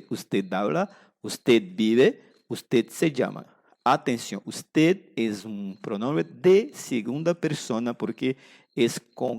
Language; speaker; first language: Spanish; non-native, fluent; Portuguese